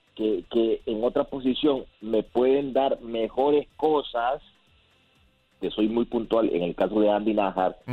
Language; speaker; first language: Spanish; native; Spanish